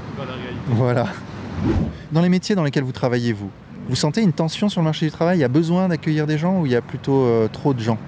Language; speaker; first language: French; native; French